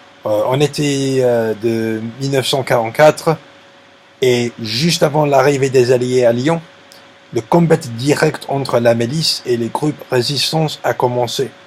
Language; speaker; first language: French; non-native, learner; English